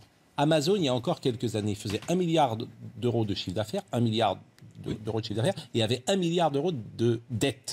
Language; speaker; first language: French; native; French